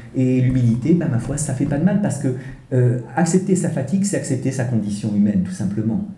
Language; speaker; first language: French; native; French